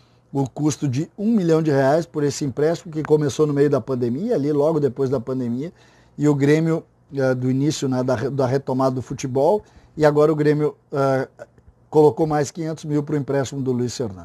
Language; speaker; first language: Portuguese; native; Portuguese